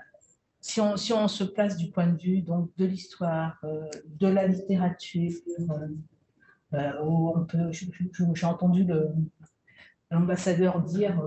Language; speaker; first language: French; native; French